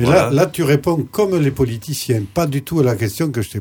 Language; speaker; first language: French; native; French